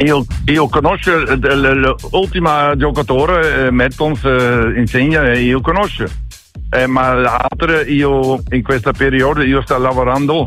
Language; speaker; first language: Italian; non-native, learner; Dutch